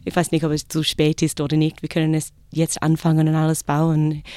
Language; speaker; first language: German; non-native, learner; English